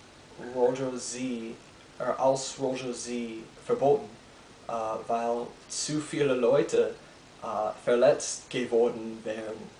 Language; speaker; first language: German; non-native, learner; English